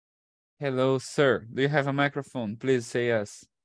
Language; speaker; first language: English; non-native, fluent; Portuguese